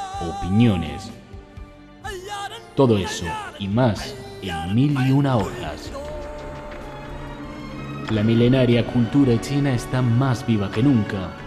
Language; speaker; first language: Spanish; non-native, fluent; Chinese